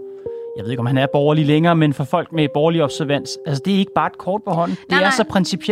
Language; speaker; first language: Danish; native; Danish